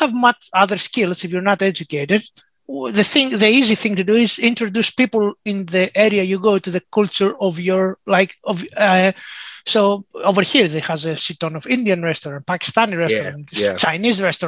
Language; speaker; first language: English; non-native, fluent; Greek